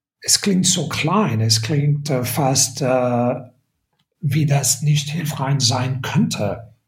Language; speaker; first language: German; non-native, fluent; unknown